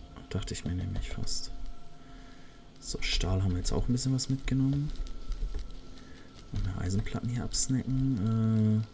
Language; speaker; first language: German; native; German